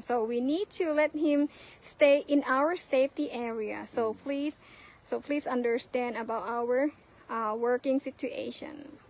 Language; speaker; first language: English; non-native, fluent; Thai